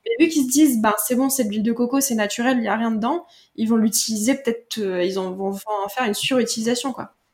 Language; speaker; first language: French; native; French